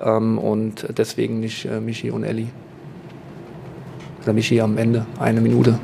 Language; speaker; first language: German; native; German